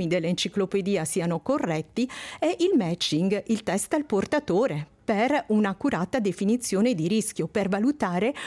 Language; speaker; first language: Italian; native; Italian